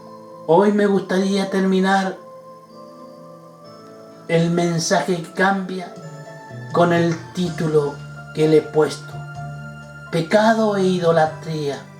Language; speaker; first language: Spanish; native; Spanish